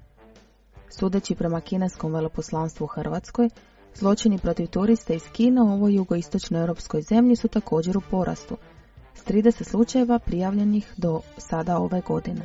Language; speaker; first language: Croatian; native; Croatian